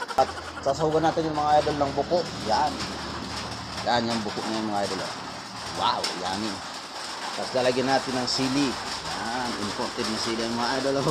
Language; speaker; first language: Filipino; non-native, local second language; Bikol